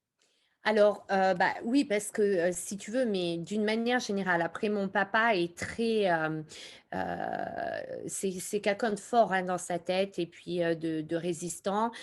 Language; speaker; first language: French; native; French